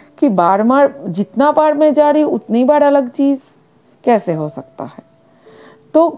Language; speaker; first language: Hindi; non-native, local second language; Bangla